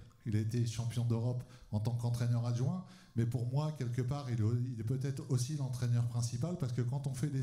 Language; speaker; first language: French; native; French